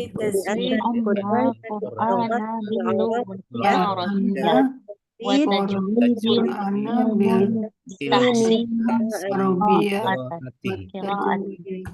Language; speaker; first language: Arabic; non-native, learner; Indonesian